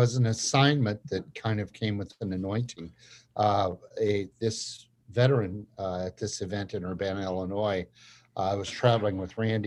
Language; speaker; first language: English; native; English